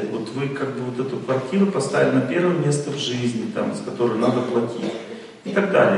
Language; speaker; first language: Russian; native; Russian